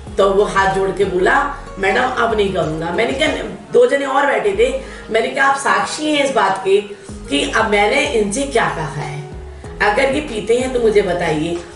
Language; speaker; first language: Hindi; native; Hindi